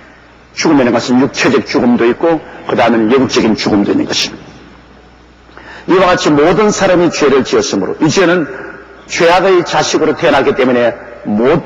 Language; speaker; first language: Korean; native; Korean